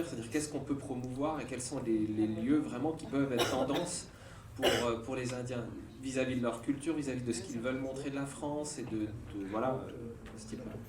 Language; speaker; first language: French; native; French